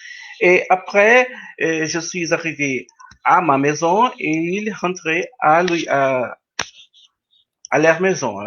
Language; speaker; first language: French; non-native, learner; Portuguese